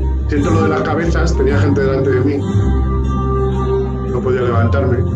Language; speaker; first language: Spanish; native; Spanish